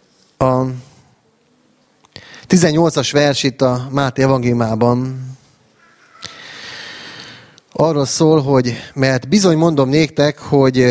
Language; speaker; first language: Hungarian; native; Hungarian